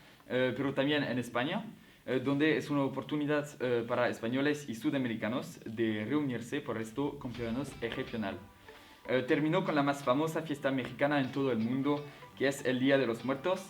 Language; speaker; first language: Spanish; non-native, learner; French